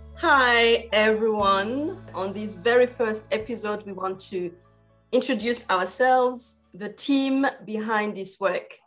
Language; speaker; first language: English; non-native, local second language; Kinyarwanda